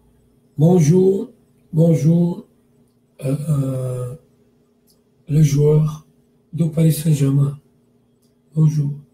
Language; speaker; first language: French; non-native, learner; Portuguese